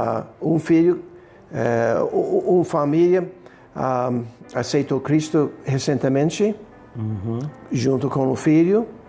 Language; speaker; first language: Portuguese; non-native, fluent; English